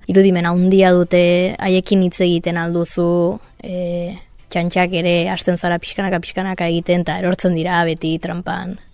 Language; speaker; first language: Basque; non-native, local second language; Spanish